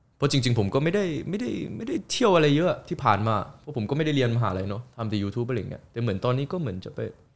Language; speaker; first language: Thai; early bilingual, other home language; Korean